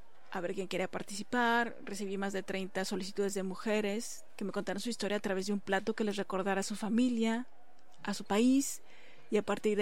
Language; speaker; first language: Spanish; native; Spanish